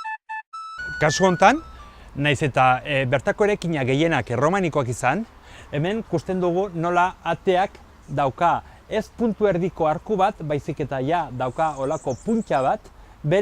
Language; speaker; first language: Basque; native; Basque